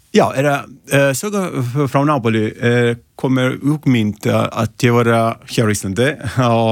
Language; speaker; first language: Icelandic; non-native, learner; Italian